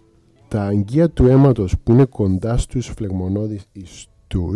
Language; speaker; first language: Greek; native; Greek